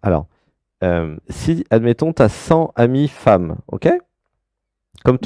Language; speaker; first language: French; native; French